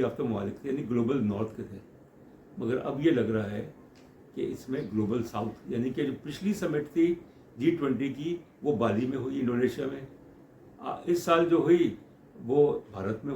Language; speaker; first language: Urdu; native; Urdu